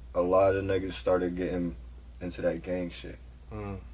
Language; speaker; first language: English; native; English